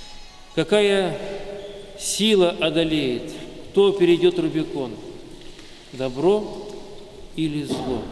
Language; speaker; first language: Russian; native; Russian